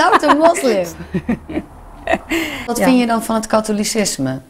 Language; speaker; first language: Dutch; native; Dutch